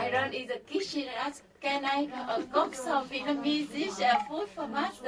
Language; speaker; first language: English; non-native, learner; Vietnamese